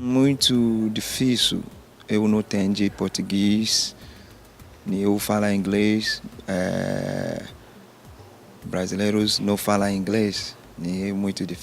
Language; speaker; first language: Portuguese; non-native, learner; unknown